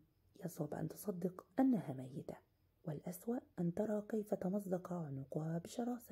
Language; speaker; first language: Arabic; native; Arabic